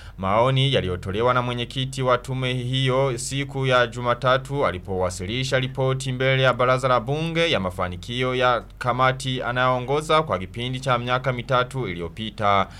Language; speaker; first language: Swahili; non-native, local second language; Rundi